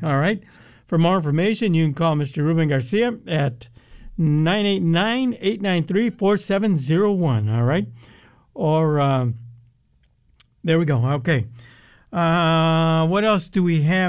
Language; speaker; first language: English; early bilingual, other home language; Spanish